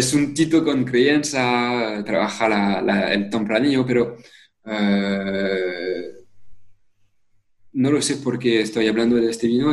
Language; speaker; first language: Spanish; non-native, fluent; French